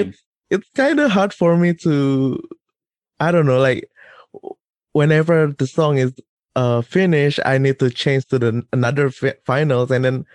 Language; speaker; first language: English; non-native, fluent; Indonesian